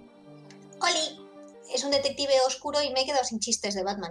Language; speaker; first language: Spanish; native; Spanish